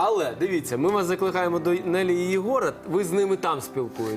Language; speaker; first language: Ukrainian; native; Ukrainian